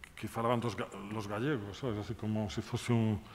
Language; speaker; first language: Spanish; non-native, local second language; Galician